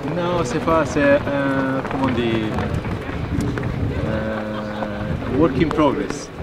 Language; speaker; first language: French; non-native, learner; Italian